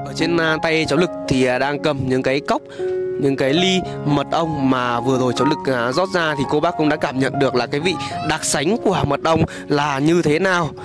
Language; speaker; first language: Vietnamese; native; Vietnamese